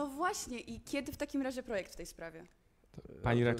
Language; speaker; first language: Polish; native; Polish